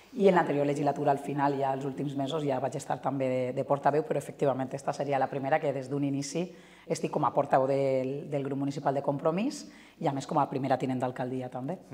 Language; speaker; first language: Catalan; native; Catalan